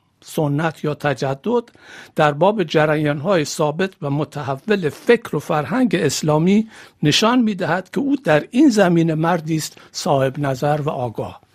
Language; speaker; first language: Persian; native; Persian